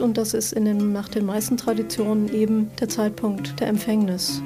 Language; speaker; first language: German; native; German